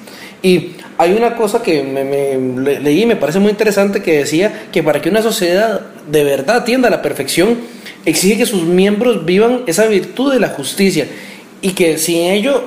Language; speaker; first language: Spanish; native; Spanish